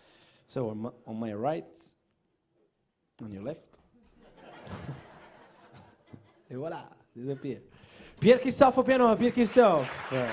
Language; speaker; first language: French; non-native, learner; Italian